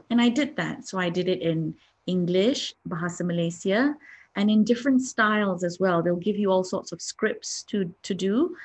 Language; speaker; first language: English; non-native, local second language; Malay